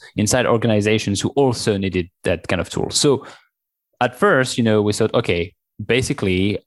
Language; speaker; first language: English; non-native, fluent; French